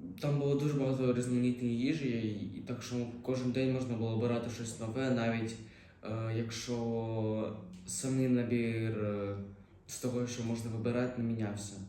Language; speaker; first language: Ukrainian; native; Ukrainian